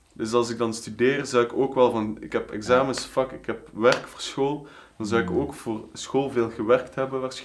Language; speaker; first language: Dutch; native; Dutch